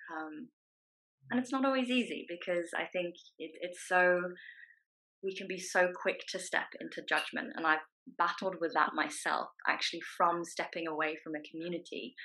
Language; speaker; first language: English; native; English